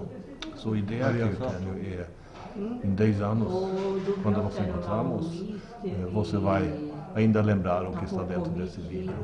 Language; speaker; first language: Portuguese; non-native, learner; Swedish